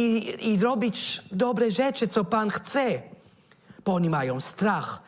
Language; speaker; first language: Polish; non-native, learner; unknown